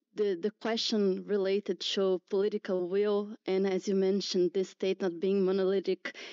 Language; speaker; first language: English; non-native, fluent; Portuguese